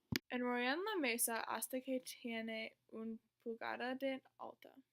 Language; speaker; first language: Spanish; non-native, learner; English